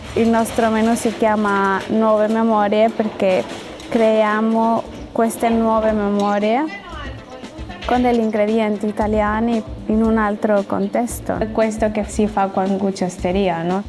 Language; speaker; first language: Italian; non-native, fluent; Spanish